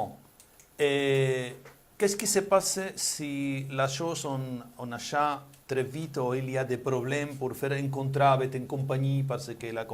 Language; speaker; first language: French; non-native, learner; Spanish